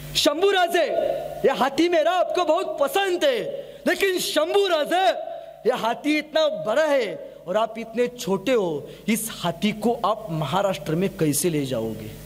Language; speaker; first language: Hindi; non-native, local second language; Marathi